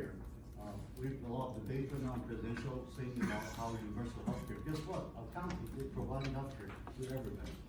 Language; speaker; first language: English; non-native, local second language; Cantonese